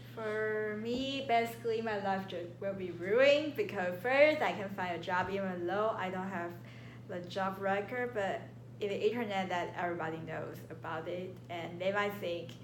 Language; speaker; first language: English; non-native, learner; Chinese